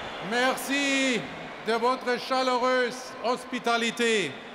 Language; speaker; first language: French; non-native, fluent; German